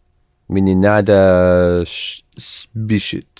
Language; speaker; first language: Russian; non-native, learner; English